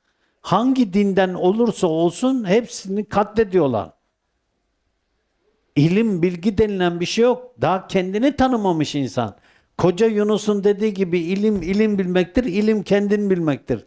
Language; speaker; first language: Turkish; native; Turkish